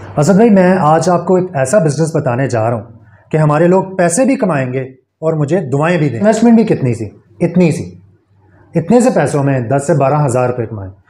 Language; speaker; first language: Urdu; non-native, local second language; Punjabi